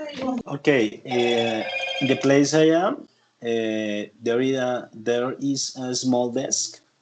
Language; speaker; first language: English; non-native, learner; Spanish